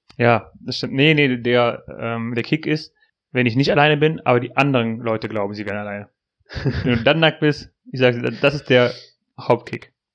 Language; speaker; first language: German; native; German